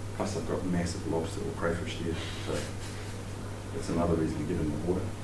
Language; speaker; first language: English; native; English